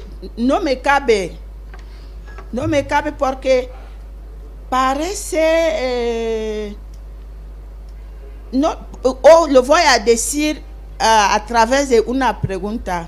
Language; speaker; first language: Spanish; non-native, fluent; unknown